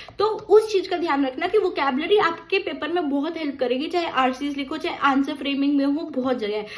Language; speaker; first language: Hindi; native; Hindi